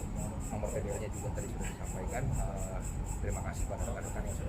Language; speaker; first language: Indonesian; native; Indonesian